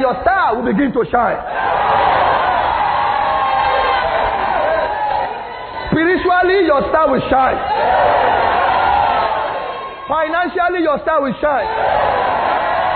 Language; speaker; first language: English; non-native, local second language; Yoruba